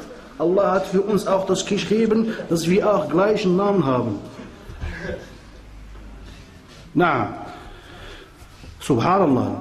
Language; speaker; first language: German; non-native, fluent; Arabic